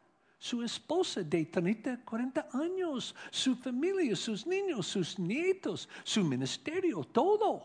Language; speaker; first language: Spanish; non-native, learner; English